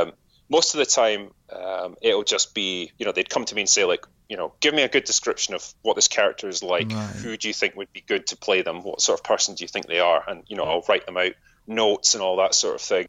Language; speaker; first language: English; native; English